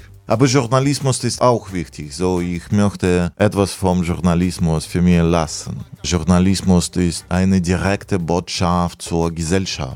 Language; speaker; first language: German; non-native, fluent; Russian